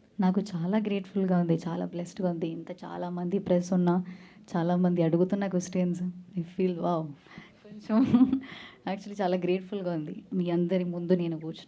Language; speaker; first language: Telugu; non-native, learner; Malayalam